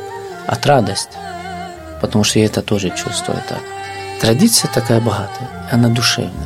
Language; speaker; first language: Russian; non-native, fluent; Arabic